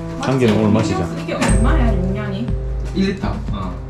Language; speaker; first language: Korean; native; Korean